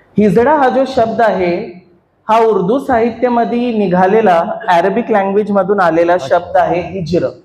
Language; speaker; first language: Marathi; non-native, local second language; Hindi